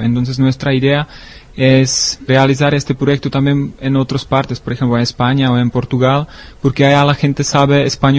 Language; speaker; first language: Spanish; non-native, learner; Czech